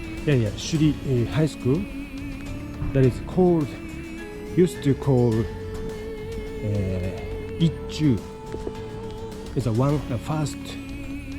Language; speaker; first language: English; non-native, learner; Japanese